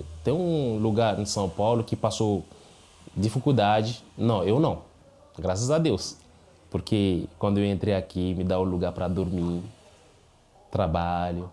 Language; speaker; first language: Portuguese; non-native, fluent; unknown